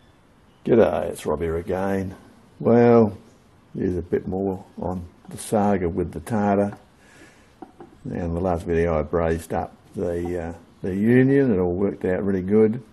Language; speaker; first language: English; native; English